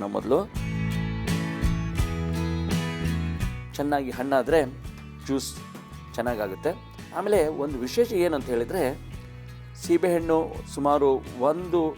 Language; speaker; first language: Kannada; native; Kannada